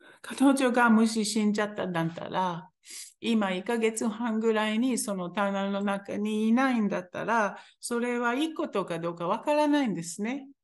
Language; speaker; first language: Japanese; non-native, fluent; Hebrew